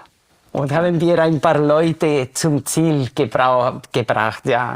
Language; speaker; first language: German; non-native, fluent; Spanish